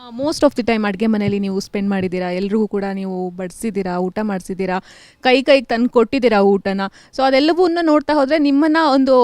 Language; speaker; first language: Kannada; native; Kannada